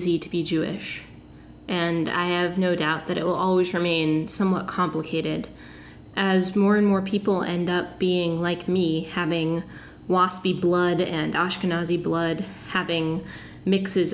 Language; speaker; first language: English; native; English